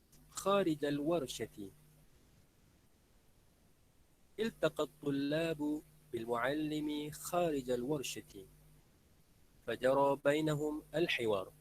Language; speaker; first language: Arabic; non-native, learner; Malay